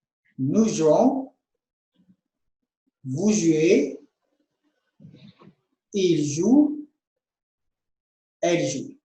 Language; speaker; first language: French; non-native, fluent; Amharic